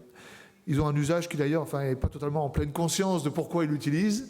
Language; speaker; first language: French; native; French